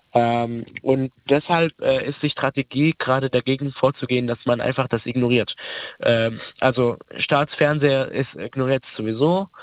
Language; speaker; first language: German; early bilingual, other home language; Arabic